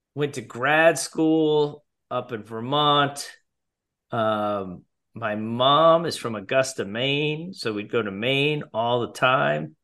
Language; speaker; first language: English; native; English